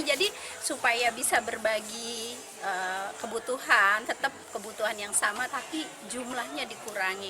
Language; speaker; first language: Indonesian; non-native, local second language; Sundanese